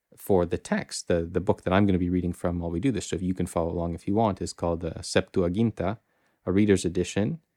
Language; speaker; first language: English; native; English